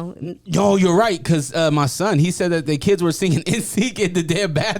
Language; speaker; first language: English; native; English